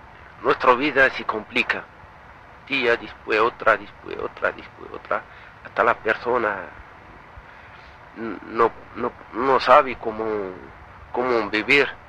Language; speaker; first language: Spanish; non-native, learner; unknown